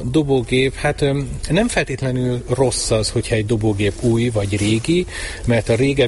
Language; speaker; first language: Hungarian; native; Hungarian